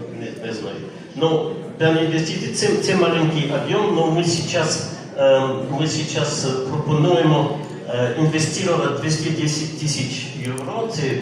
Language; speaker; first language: Ukrainian; non-native, learner; French